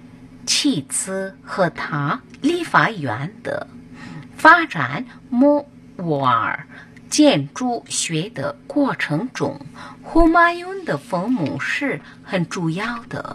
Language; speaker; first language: Chinese; non-native, fluent; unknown